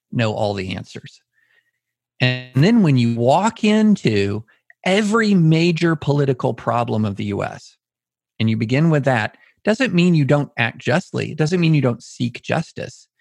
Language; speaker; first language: English; native; English